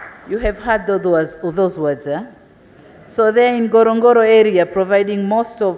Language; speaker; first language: English; non-native, local second language; Swahili